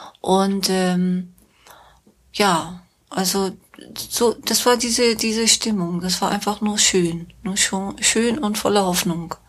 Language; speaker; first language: German; non-native, fluent; Persian